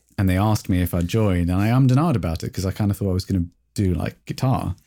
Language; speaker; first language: English; native; English